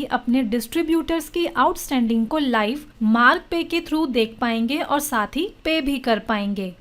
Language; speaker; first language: Hindi; native; Hindi